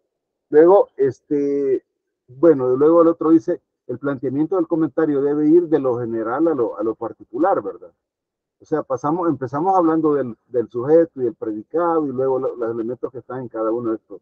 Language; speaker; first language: Spanish; native; Spanish